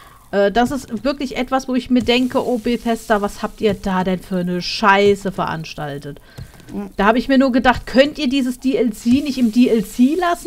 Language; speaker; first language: German; native; German